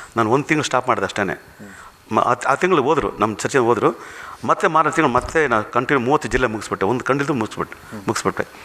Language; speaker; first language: Kannada; non-native, local second language; Tamil